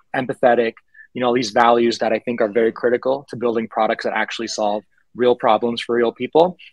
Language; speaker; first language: English; early bilingual, other home language; Spanish